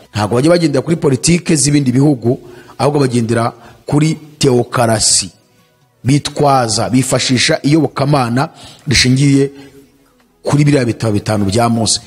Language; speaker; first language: Kinyarwanda; native; Kinyarwanda